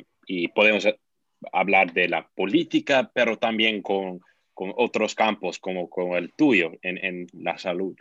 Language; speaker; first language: Spanish; non-native, fluent; English